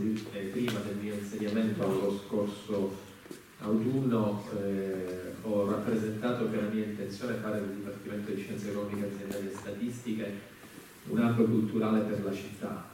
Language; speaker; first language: Italian; native; Italian